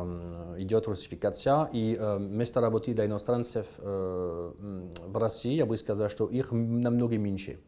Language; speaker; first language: Russian; non-native, fluent; French